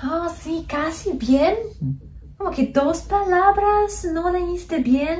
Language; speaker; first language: Spanish; non-native, fluent; Polish